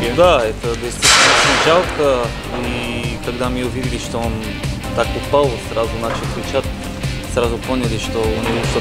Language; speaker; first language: Russian; non-native, learner; Italian